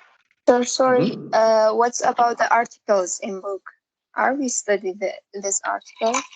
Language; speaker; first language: English; non-native, learner; Central Kurdish